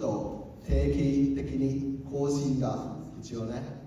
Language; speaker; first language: Japanese; non-native, learner; Cantonese